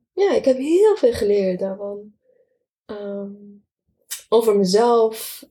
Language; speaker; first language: Dutch; non-native, fluent; Arabic